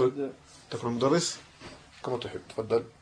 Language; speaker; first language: Arabic; non-native, fluent; French